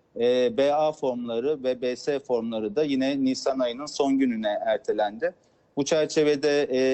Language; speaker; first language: Turkish; native; Turkish